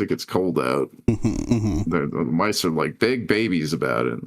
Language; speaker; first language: English; native; English